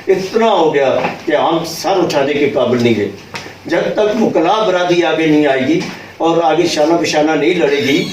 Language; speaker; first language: Urdu; non-native, local second language; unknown